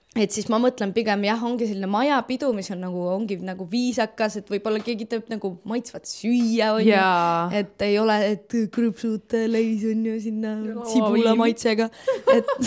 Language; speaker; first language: Estonian; non-native, local second language; Russian